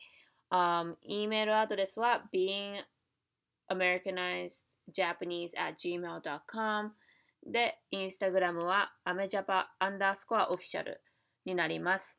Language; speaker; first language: Japanese; native; Japanese